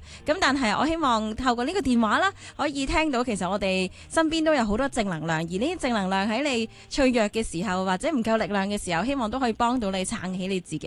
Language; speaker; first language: Cantonese; native; Cantonese